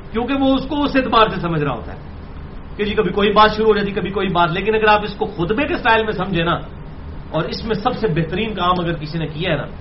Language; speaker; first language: Urdu; non-native, local second language; Punjabi